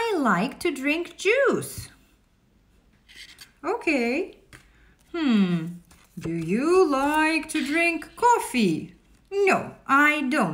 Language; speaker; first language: English; non-native, fluent; Russian